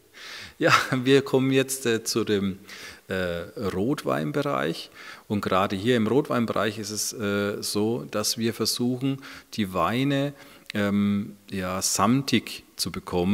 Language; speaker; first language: German; native; German